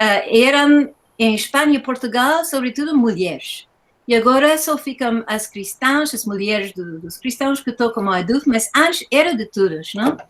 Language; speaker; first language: Portuguese; non-native, fluent; English